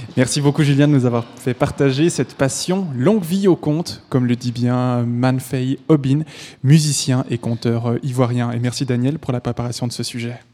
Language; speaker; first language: French; native; French